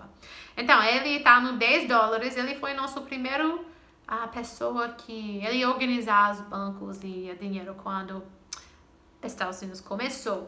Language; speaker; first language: Portuguese; non-native, fluent; English